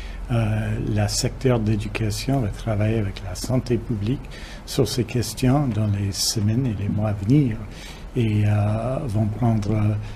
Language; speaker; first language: French; non-native, fluent; English